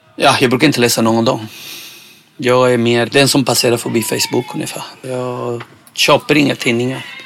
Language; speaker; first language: Swedish; non-native, fluent; Spanish